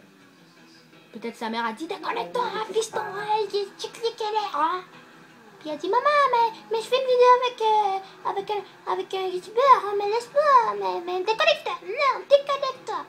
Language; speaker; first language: French; native; French